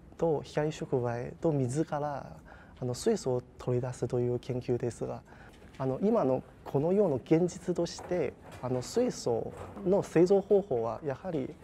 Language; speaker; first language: Japanese; non-native, fluent; Chinese